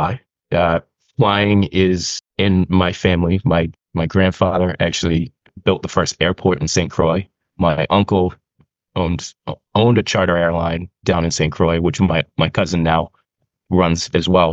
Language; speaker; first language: English; native; English